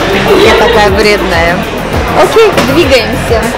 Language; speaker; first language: Russian; non-native, local second language; Armenian